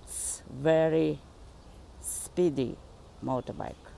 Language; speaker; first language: English; non-native, learner; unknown